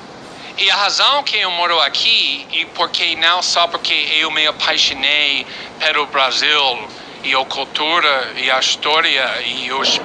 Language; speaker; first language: Portuguese; non-native, fluent; English